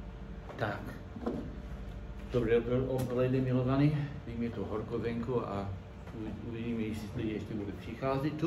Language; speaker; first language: Czech; non-native, learner; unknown